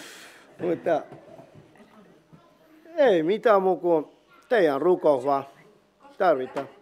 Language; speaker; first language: Finnish; non-native, learner; Spanish